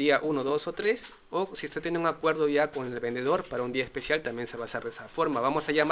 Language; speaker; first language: Spanish; native; Spanish